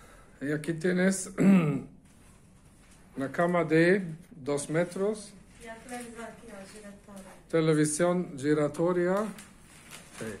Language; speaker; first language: Spanish; non-native, fluent; German